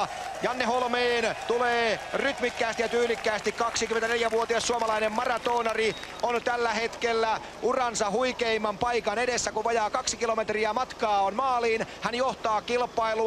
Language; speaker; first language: Finnish; native; Finnish